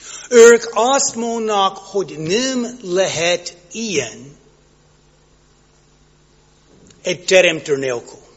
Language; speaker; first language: Hungarian; non-native, fluent; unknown